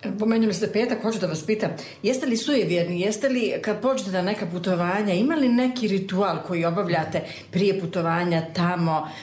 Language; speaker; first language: Serbian; native; Serbian